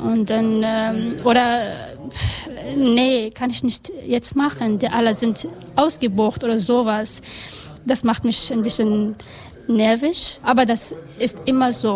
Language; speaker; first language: German; non-native, learner; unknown